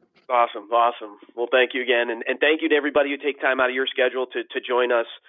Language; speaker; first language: English; native; English